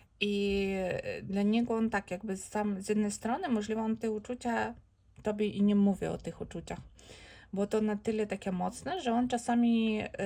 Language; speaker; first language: Polish; non-native, learner; Ukrainian